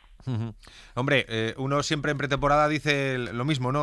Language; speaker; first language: Spanish; native; Spanish